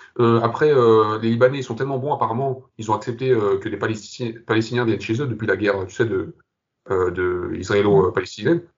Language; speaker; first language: French; early bilingual, other home language; Kabyle